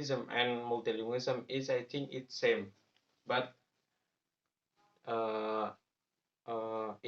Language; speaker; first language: English; non-native, learner; Javanese